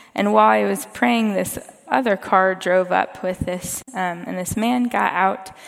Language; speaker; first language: English; native; English